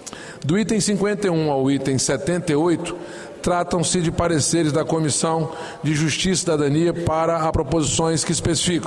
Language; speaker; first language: Portuguese; native; Portuguese